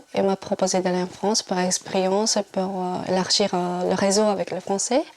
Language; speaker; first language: French; non-native, fluent; Japanese